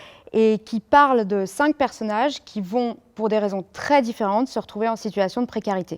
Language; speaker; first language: French; native; French